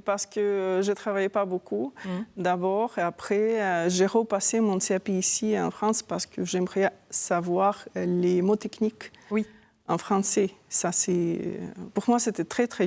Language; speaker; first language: French; non-native, fluent; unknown